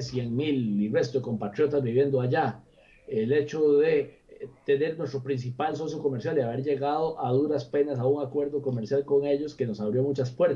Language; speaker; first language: Spanish; native; Spanish